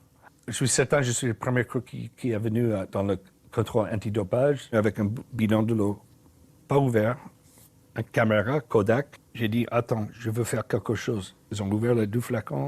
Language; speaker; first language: French; non-native, learner; English